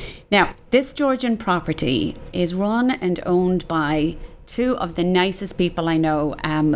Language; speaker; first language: English; native; English